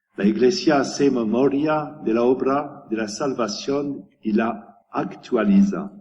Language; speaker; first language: Spanish; non-native, learner; French